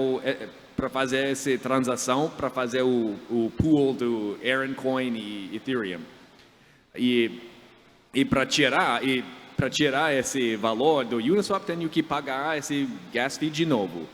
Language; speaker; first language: Portuguese; non-native, fluent; English